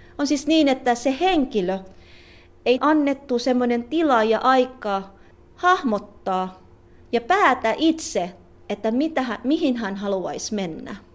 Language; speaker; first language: Finnish; non-native, fluent; Filipino